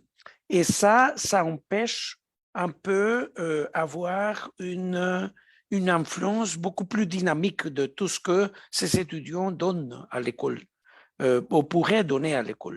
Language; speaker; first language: French; non-native, fluent; Spanish